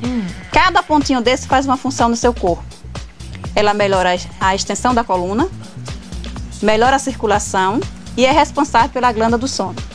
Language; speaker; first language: Portuguese; native; Portuguese